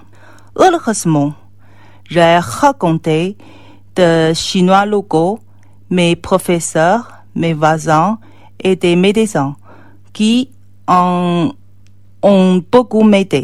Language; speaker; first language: French; non-native, learner; Chinese